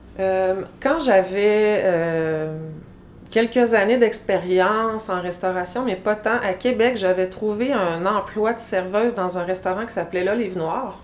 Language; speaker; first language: French; native; French